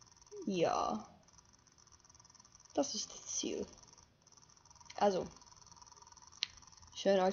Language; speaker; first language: German; non-native, fluent; English